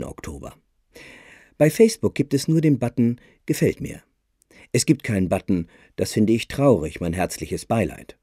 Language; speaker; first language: German; native; German